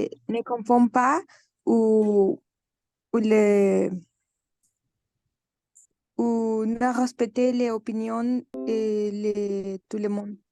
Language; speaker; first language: French; non-native, learner; Spanish